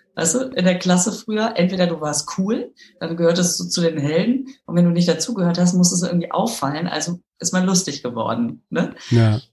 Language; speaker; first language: German; native; German